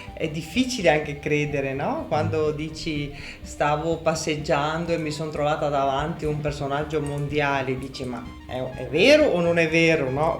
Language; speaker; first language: Italian; native; Italian